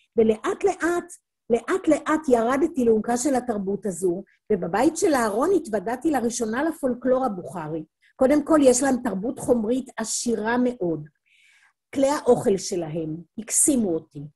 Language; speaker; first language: Hebrew; native; Hebrew